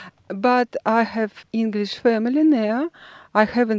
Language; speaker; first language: English; non-native, learner; Russian